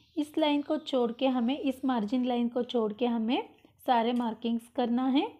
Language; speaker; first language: Hindi; non-native, local second language; Kannada